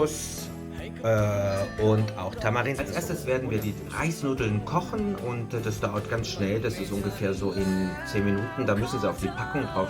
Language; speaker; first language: German; non-native, fluent; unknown